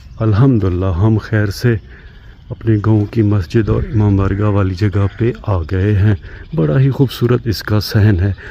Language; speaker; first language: Urdu; non-native, local second language; Punjabi